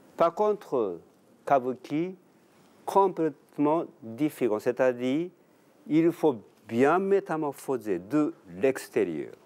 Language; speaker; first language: French; non-native, learner; Japanese